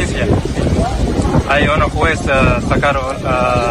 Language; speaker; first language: Spanish; non-native, learner; Arabic